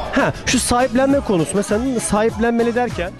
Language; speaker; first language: Turkish; native; Turkish